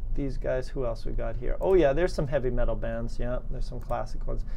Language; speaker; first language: English; native; English